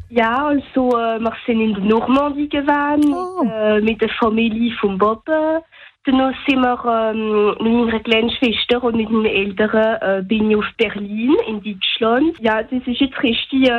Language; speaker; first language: German; non-native, local second language; French